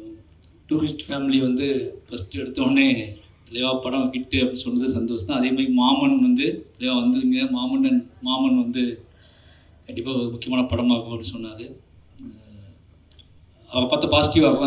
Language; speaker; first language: Tamil; native; Tamil